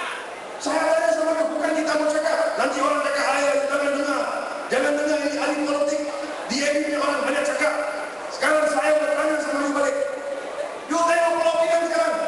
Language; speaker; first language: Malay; non-native, local second language; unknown